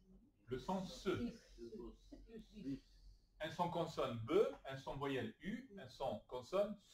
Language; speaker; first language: French; native; French